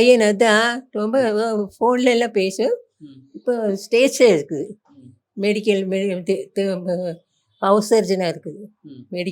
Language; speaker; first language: Tamil; non-native, learner; Malayalam